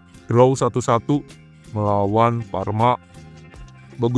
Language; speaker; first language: Indonesian; native; Indonesian